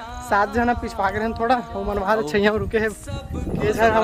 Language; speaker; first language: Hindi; non-native, local second language; Chhattisgarhi